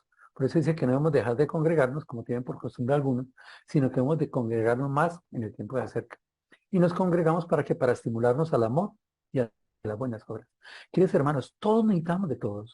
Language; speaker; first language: Spanish; native; Spanish